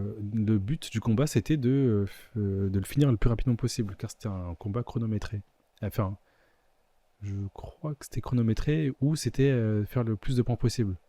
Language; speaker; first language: French; native; French